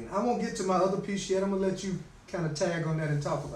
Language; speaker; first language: English; native; English